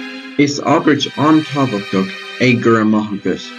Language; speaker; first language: Irish; non-native, learner; English